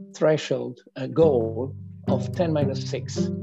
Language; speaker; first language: English; non-native, fluent; Italian